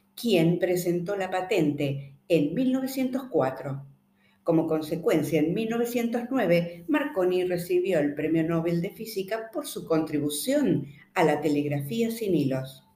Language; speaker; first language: Spanish; native; Spanish